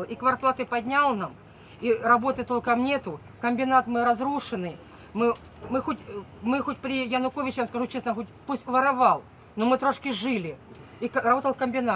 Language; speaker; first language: Russian; native; Russian